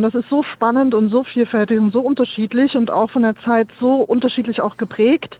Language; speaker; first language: German; native; German